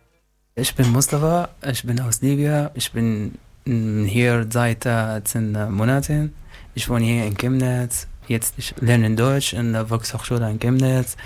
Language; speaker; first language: German; non-native, learner; Arabic